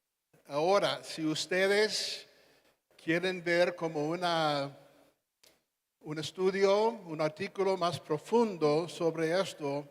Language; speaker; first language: Spanish; non-native, fluent; English